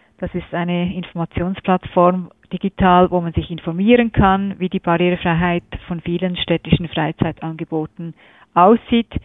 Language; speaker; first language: German; native; German